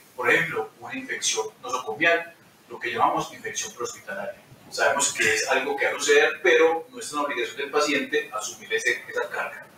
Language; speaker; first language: Spanish; native; Spanish